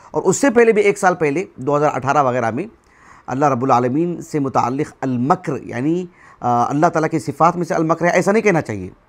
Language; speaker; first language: Urdu; native; Urdu